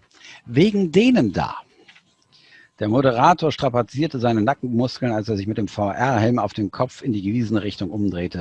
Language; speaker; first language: German; native; German